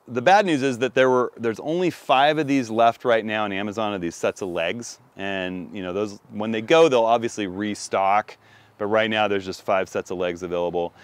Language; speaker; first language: English; native; English